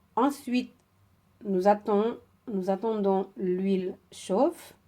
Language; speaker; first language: French; non-native, fluent; Indonesian